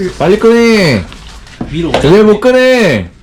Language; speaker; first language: Korean; native; Korean